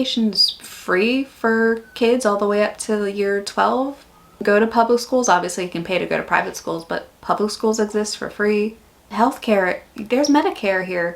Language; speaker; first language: English; native; English